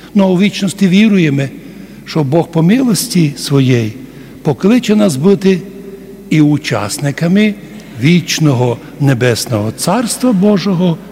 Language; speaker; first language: Ukrainian; native; Ukrainian